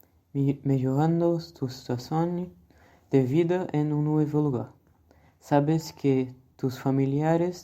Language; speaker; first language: Spanish; non-native, learner; Portuguese